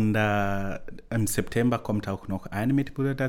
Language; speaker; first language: German; non-native, learner; Swahili